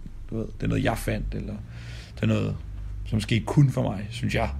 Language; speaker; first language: Danish; native; Danish